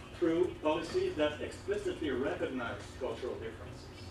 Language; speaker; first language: English; native; English